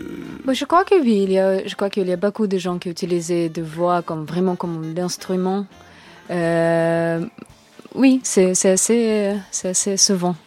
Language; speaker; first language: French; non-native, learner; Russian